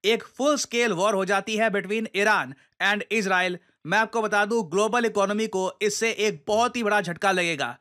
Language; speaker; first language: Hindi; native; Hindi